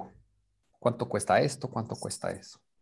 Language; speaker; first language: Spanish; non-native, fluent; English